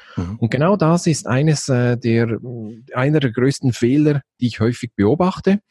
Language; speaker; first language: German; native; German